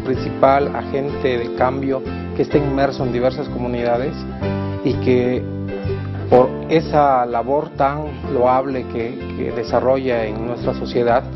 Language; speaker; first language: Spanish; native; Spanish